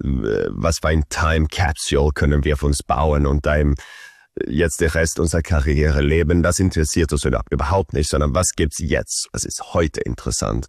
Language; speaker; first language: German; early bilingual, heritage; Swedish